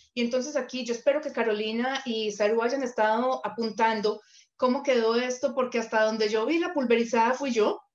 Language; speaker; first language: Spanish; native; Spanish